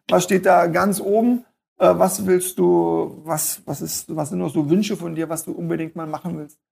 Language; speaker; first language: German; native; German